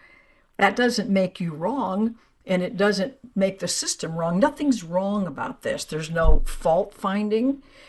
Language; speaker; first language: English; native; English